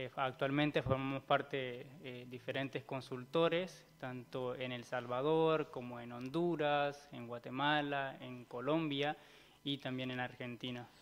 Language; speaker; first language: Spanish; native; Spanish